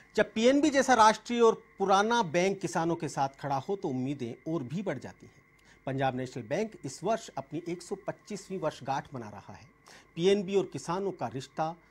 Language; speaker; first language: Hindi; native; Hindi